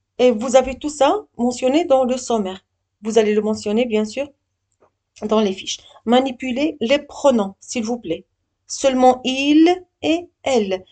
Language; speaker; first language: French; non-native, local second language; Arabic